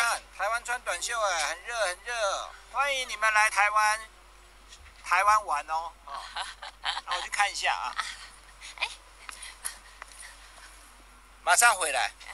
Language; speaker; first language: Chinese; native; Chinese